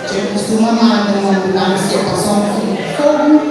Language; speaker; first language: Portuguese; early bilingual, heritage; Portuguese